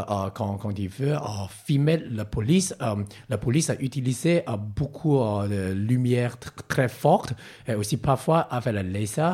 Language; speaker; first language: French; non-native, learner; Cantonese